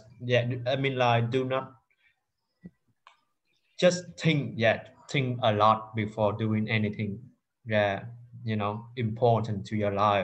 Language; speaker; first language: English; non-native, fluent; Vietnamese